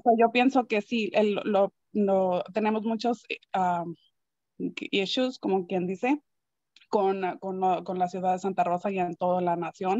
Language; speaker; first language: Spanish; early bilingual, other home language; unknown